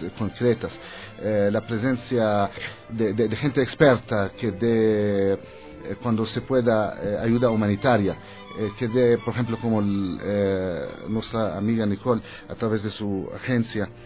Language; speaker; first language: Spanish; non-native, fluent; Arabic